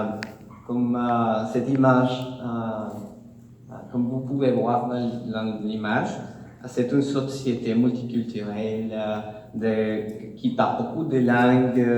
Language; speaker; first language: French; non-native, learner; Spanish